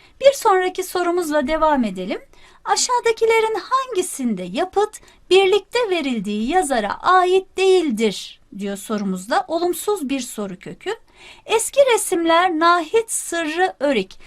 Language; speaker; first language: Turkish; native; Turkish